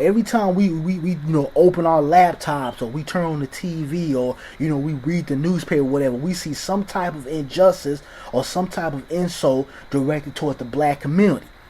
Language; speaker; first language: English; native; English